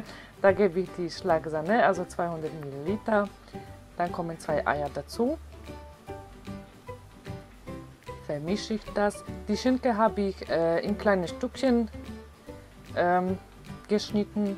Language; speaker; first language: German; non-native, fluent; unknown